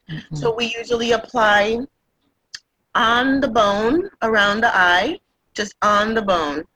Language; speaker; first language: English; non-native, fluent; Spanish